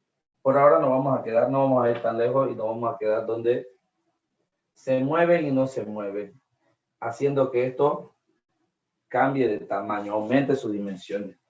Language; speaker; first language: Spanish; native; Spanish